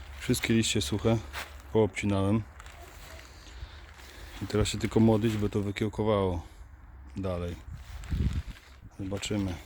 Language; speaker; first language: Polish; native; Polish